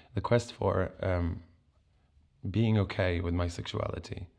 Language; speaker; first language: English; non-native, fluent; Polish